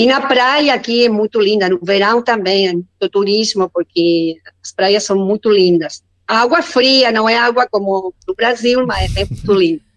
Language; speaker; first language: Portuguese; non-native, learner; Spanish